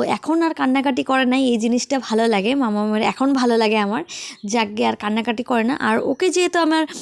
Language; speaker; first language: Bangla; native; Bangla